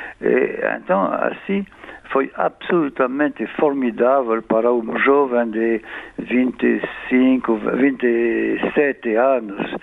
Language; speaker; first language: Portuguese; non-native, fluent; French